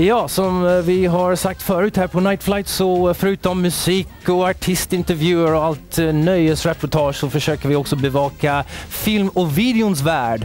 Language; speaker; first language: Swedish; native; Swedish